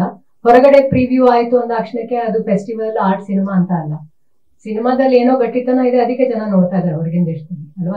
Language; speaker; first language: Kannada; native; Kannada